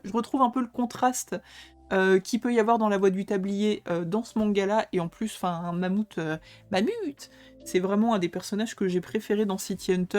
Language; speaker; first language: French; native; French